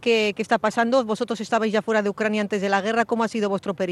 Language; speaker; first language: Spanish; native; Spanish